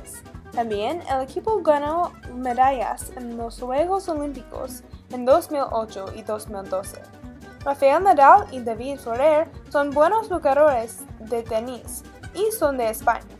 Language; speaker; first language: Spanish; non-native, learner; English